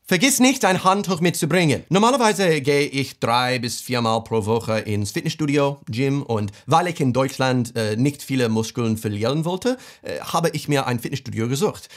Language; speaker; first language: German; non-native, fluent; English